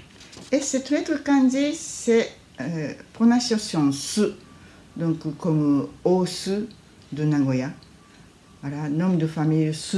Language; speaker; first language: French; non-native, learner; Japanese